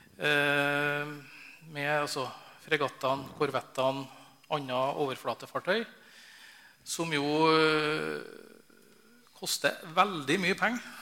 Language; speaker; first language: Norwegian; native; Norwegian